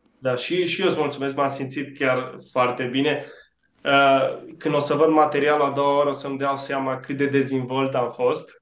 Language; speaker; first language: Romanian; early bilingual, heritage; Romanian